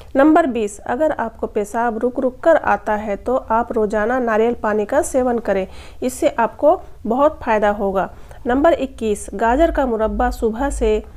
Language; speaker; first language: Hindi; native; Hindi